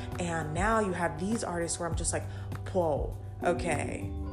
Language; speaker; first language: English; native; English